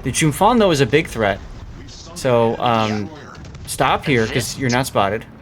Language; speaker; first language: English; native; English